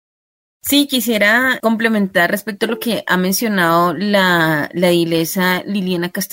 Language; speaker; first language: Spanish; native; Spanish